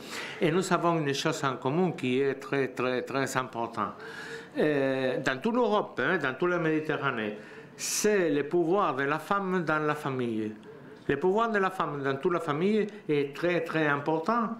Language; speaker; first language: French; non-native, learner; Spanish